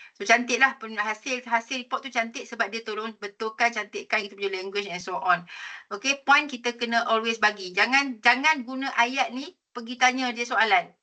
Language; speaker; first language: Malay; native; Malay